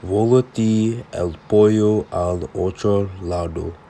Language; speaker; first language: Spanish; non-native, learner; English